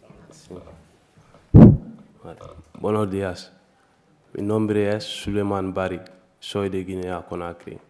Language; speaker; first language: Spanish; non-native, learner; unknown